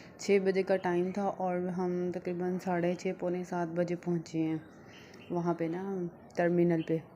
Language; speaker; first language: Urdu; native; Urdu